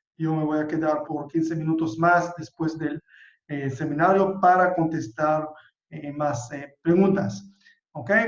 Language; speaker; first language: Spanish; non-native, fluent; Hebrew